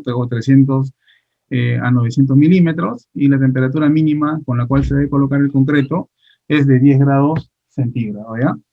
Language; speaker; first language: Spanish; native; Spanish